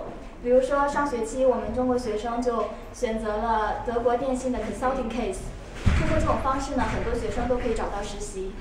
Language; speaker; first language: Chinese; native; Chinese